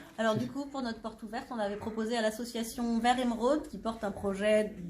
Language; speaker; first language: French; native; French